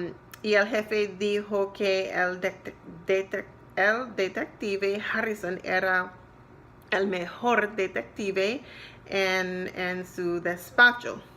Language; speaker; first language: Spanish; non-native, learner; English